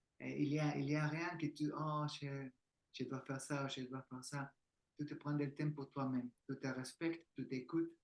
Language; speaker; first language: French; non-native, learner; Spanish